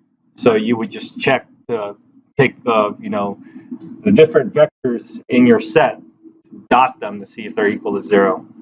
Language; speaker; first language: English; native; English